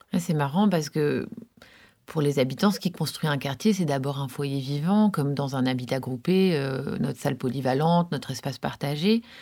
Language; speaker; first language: French; native; French